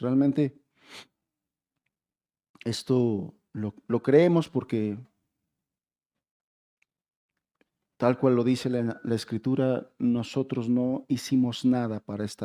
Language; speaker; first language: Spanish; native; Spanish